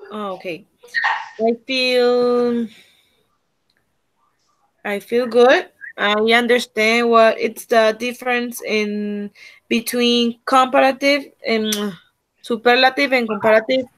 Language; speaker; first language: English; non-native, learner; Spanish